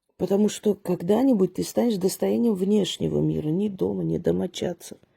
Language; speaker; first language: Russian; early bilingual, other home language; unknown